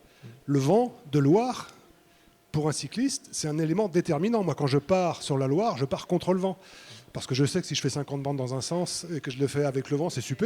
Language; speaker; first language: French; native; French